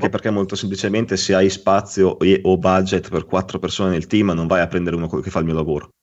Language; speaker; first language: Italian; native; Italian